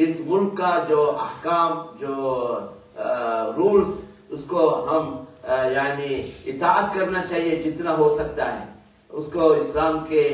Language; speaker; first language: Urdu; non-native, fluent; Tamil